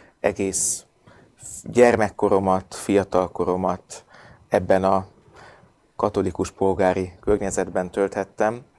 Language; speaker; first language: Hungarian; native; Hungarian